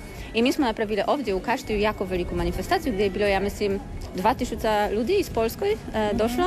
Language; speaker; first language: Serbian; non-native, learner; Polish